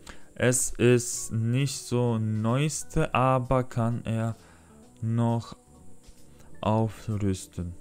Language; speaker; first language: German; non-native, learner; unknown